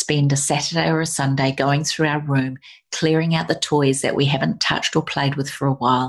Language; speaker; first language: English; native; English